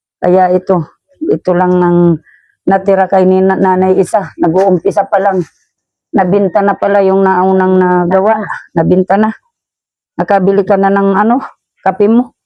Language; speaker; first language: Filipino; non-native, local second language; Bikol